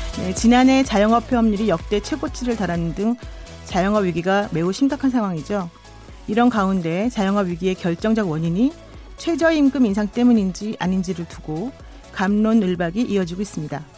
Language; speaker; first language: Korean; native; Korean